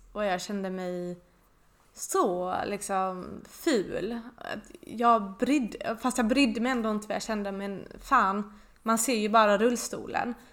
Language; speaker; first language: Swedish; native; Swedish